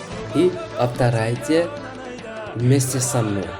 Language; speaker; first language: Russian; non-native, fluent; Georgian